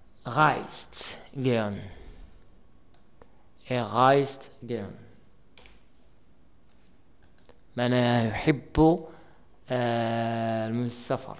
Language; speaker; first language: German; non-native, learner; Arabic